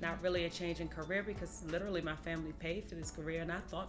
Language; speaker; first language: English; native; English